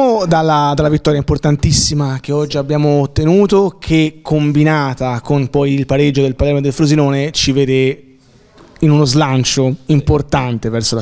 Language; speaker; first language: Italian; native; Italian